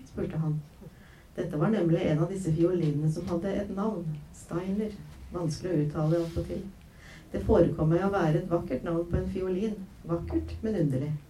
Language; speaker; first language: Norwegian; native; Norwegian